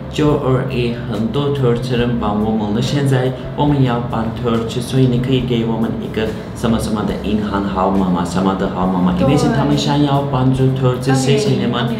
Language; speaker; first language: Chinese; non-native, learner; Turkish